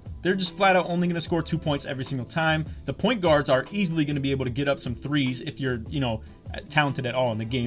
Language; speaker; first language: English; native; English